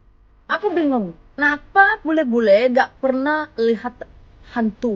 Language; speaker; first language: Indonesian; non-native, fluent; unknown